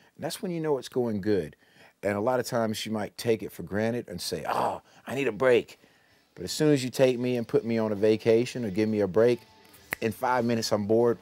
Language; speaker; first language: English; native; English